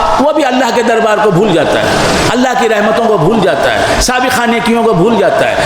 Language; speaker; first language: Urdu; native; Urdu